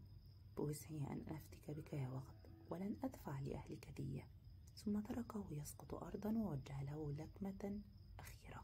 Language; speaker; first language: Arabic; native; Arabic